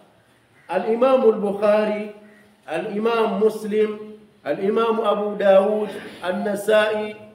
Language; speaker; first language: Arabic; non-native, fluent; Swahili